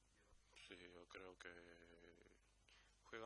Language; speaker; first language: Spanish; non-native, learner; Croatian